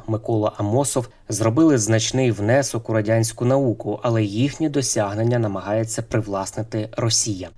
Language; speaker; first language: Ukrainian; native; Ukrainian